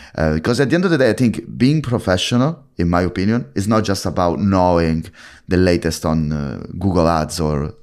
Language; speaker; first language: English; non-native, fluent; Italian